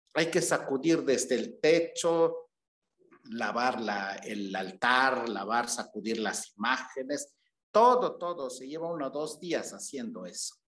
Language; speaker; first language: Spanish; native; Spanish